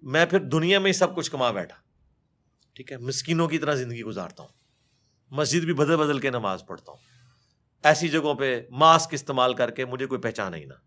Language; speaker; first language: Urdu; native; Urdu